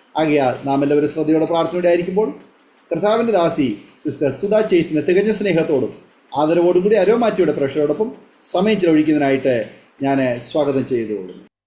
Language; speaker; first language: Malayalam; native; Malayalam